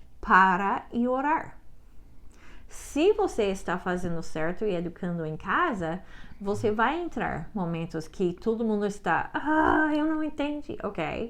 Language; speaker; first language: Portuguese; non-native, learner; English